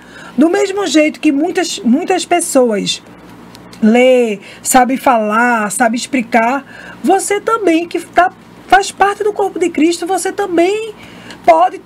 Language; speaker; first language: Portuguese; native; Portuguese